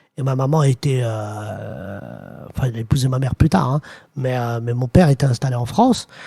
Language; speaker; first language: French; early bilingual, other home language; Arabic